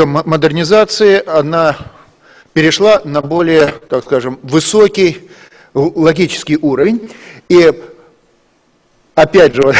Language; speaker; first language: Russian; native; Russian